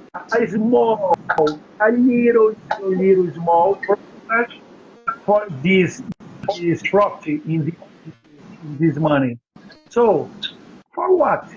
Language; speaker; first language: English; non-native, learner; Portuguese